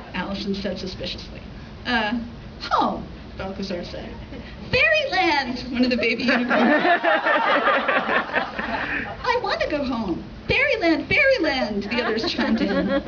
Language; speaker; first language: English; native; English